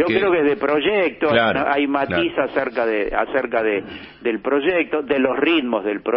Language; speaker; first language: Spanish; native; Spanish